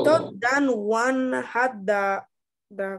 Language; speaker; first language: English; non-native, learner; Spanish